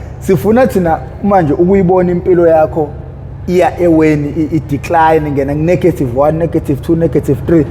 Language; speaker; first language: Zulu; native; Zulu